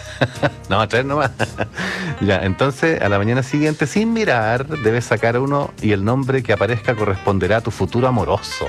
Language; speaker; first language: Spanish; native; Spanish